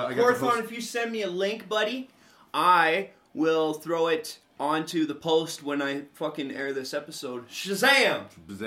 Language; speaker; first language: English; native; English